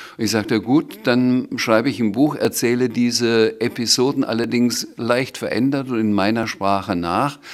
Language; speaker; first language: German; native; German